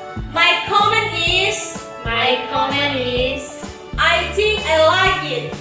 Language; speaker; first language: English; non-native, learner; Indonesian